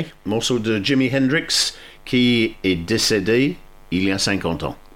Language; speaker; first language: French; non-native, fluent; English